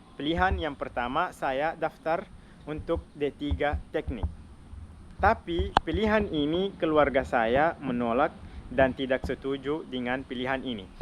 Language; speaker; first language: Indonesian; non-native, fluent; Arabic